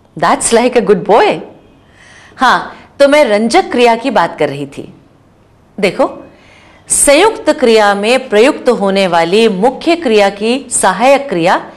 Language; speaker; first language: Hindi; native; Hindi